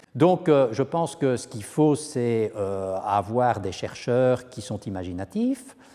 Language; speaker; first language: French; native; French